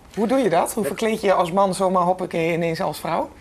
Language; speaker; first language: Dutch; native; Dutch